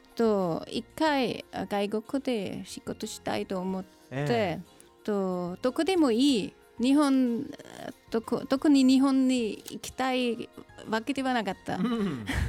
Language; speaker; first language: Japanese; non-native, learner; German